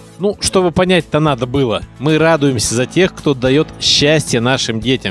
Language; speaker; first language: Russian; native; Russian